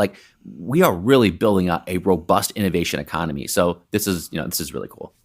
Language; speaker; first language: English; native; English